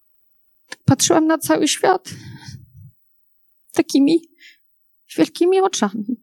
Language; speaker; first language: Polish; native; Polish